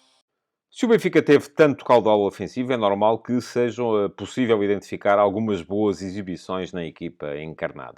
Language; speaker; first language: Portuguese; native; Portuguese